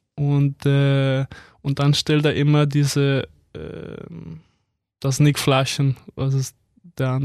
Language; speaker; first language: German; non-native, fluent; Danish